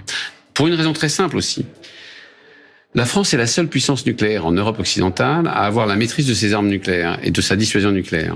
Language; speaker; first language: French; native; French